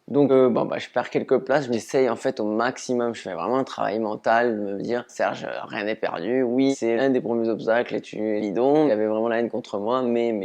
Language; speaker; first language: French; native; French